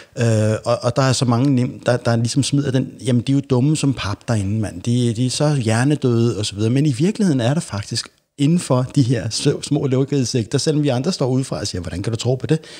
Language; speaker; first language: Danish; native; Danish